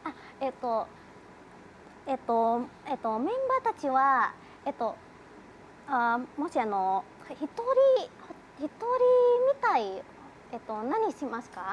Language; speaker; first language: Japanese; non-native, learner; Indonesian